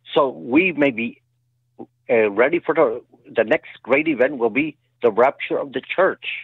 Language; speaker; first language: English; native; English